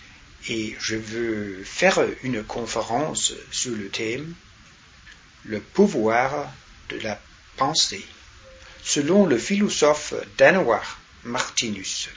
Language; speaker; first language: French; non-native, fluent; Danish